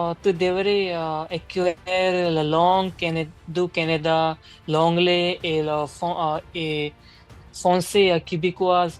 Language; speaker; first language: French; non-native, learner; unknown